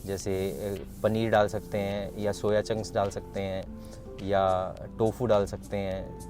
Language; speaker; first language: Hindi; native; Hindi